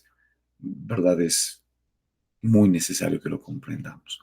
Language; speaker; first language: Spanish; native; Spanish